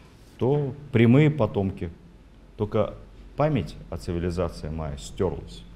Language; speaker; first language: Russian; native; Russian